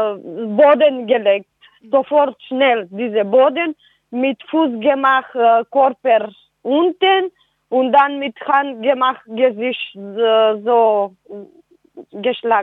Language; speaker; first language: German; non-native, learner; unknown